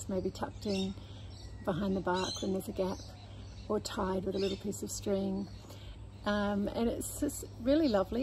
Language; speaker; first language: English; native; English